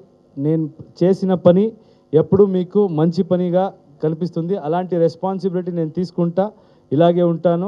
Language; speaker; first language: Telugu; non-native, learner; Kannada